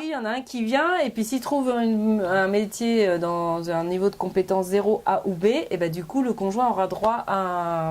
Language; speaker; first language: French; native; French